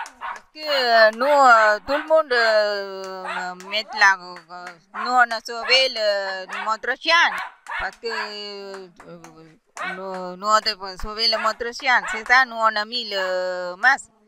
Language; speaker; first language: French; non-native, learner; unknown